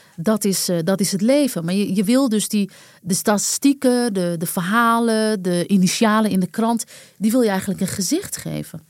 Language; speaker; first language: Dutch; early bilingual, other home language; Arabic